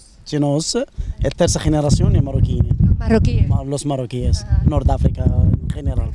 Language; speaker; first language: Spanish; non-native, learner; Italian